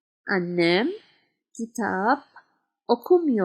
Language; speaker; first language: Turkish; non-native, fluent; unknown